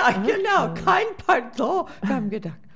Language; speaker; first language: German; non-native, fluent; English